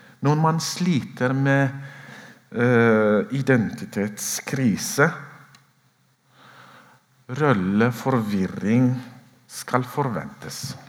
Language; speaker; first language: Norwegian; non-native, fluent; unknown